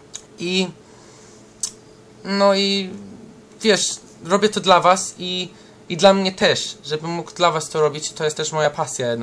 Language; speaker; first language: Polish; early bilingual, heritage; English